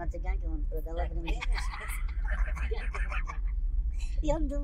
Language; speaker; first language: Russian; non-native, local second language; Uzbek